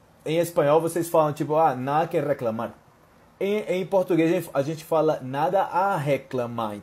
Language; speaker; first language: Portuguese; native; Portuguese